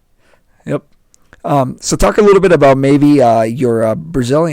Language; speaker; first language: English; native; English